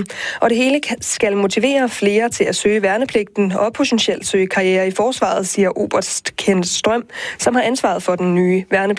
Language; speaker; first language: Danish; native; Danish